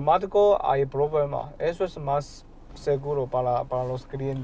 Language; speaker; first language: Spanish; non-native, learner; Chinese